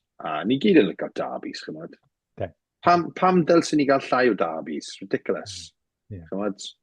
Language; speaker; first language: Welsh; native; Welsh